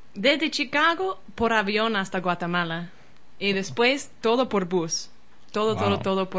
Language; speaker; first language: Spanish; non-native, learner; English